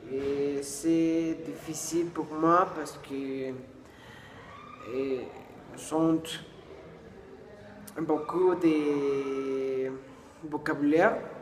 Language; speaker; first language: French; non-native, learner; Spanish